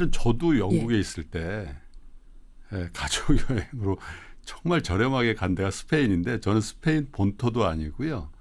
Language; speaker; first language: Korean; native; Korean